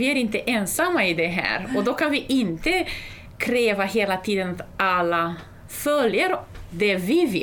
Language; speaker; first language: Swedish; non-native, fluent; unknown